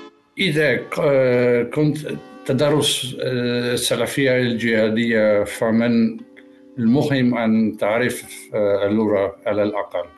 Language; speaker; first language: Arabic; non-native, learner; Dutch